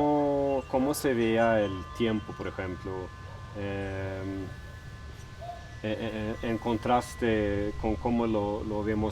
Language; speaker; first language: Spanish; non-native, fluent; Swedish